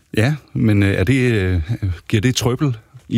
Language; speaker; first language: Danish; native; Danish